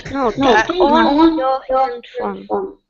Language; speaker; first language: English; non-native, learner; Russian